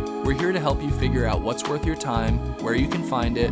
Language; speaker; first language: English; native; English